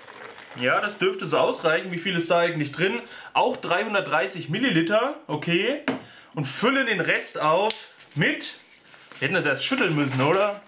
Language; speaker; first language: German; native; German